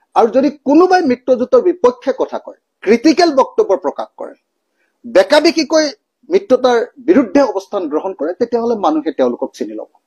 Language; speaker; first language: Assamese; native; Assamese